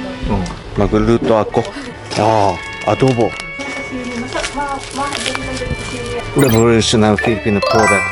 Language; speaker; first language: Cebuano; non-native, learner; Japanese